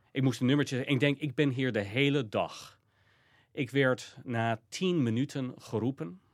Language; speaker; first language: Dutch; non-native, fluent; English